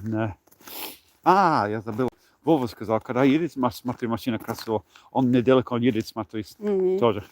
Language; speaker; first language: Russian; non-native, learner; English